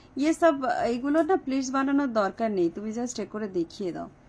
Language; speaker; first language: Hindi; non-native, local second language; Bangla